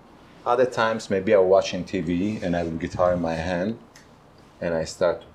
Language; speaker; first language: English; non-native, fluent; Italian